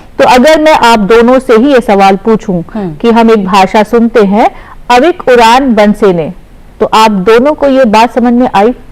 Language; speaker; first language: Hindi; native; Hindi